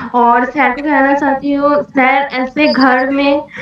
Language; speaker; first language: Hindi; non-native, local second language; Bangla